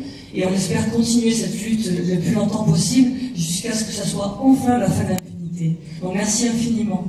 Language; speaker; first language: French; native; French